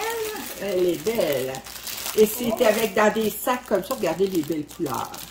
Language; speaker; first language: French; native; French